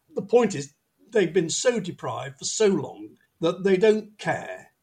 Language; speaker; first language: English; native; English